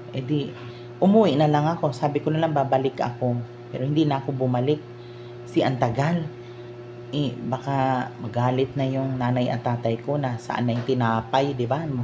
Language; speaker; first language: Filipino; non-native, local second language; Cebuano